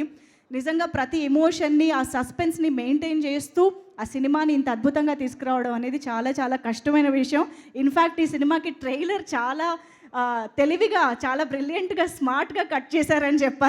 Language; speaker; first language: Telugu; native; Telugu